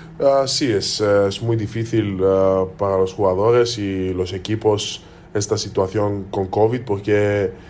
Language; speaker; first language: Spanish; non-native, learner; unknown